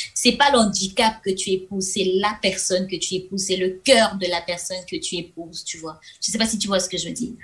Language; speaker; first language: French; non-native, local second language; Lingala